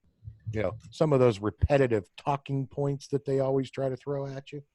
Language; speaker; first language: English; native; English